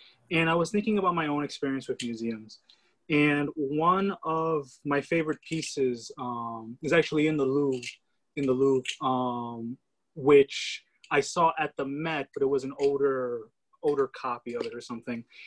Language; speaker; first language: English; native; English